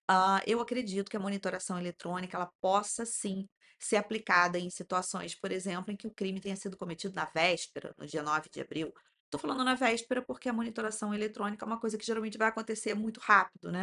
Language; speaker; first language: Portuguese; native; Portuguese